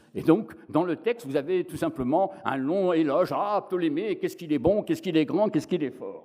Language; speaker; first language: French; native; French